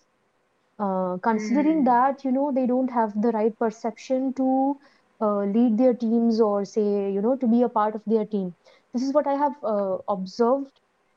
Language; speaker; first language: English; non-native, local second language; Gujarati